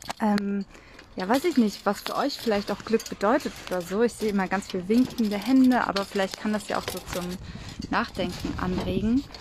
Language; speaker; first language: German; native; German